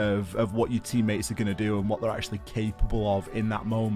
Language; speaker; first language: English; native; English